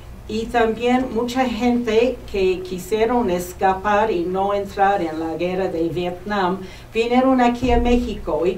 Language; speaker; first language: Spanish; non-native, fluent; English